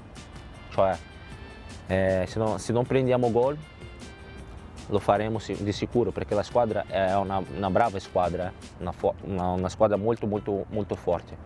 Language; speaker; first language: Italian; non-native, fluent; Portuguese